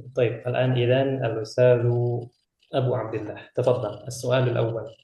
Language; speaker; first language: Arabic; non-native, fluent; Indonesian